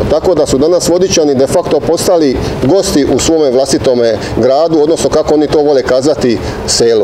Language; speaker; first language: Serbian; native; Serbian